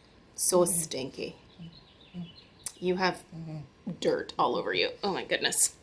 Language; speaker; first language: English; native; English